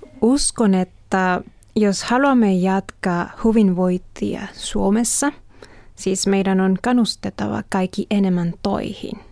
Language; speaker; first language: Finnish; non-native, learner; Spanish